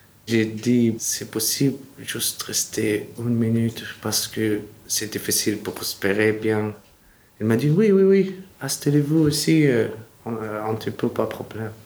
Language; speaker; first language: French; non-native, learner; Arabic